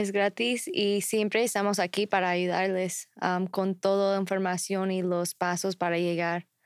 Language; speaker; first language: Spanish; non-native, fluent; English